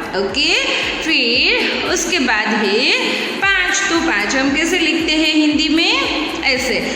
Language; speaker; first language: Hindi; non-native, local second language; Gujarati